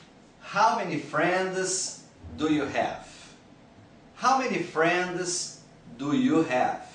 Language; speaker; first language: English; non-native, fluent; Portuguese